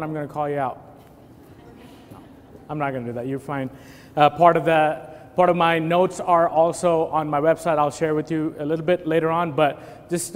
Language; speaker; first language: English; non-native, local second language; Telugu